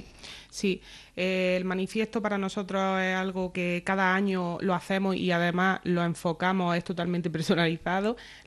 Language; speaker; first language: Spanish; native; Spanish